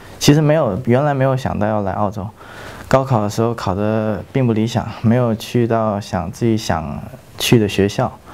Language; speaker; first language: Chinese; native; Chinese